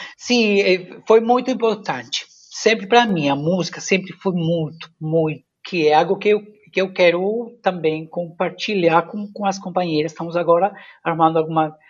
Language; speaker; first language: Portuguese; non-native, fluent; Spanish